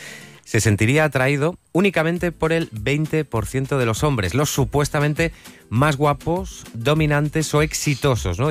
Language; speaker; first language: Spanish; native; Spanish